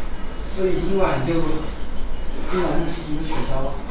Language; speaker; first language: Chinese; native; Chinese